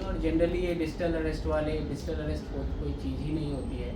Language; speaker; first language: Hindi; non-native, local second language; Marathi